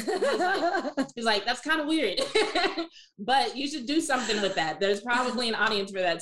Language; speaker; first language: English; native; English